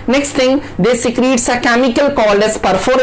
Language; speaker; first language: English; non-native, local second language; Hindi